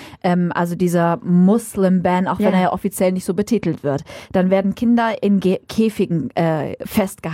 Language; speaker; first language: German; native; German